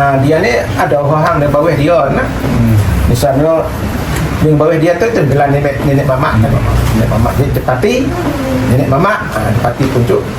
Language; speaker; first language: Malay; non-native, local second language; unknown